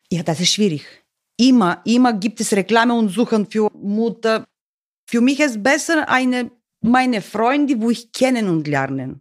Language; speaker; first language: German; non-native, learner; Bulgarian